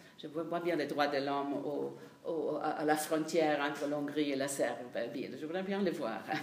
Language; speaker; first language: French; non-native, fluent; Italian